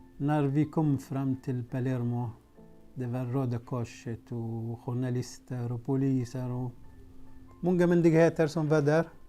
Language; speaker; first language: Swedish; non-native, fluent; Arabic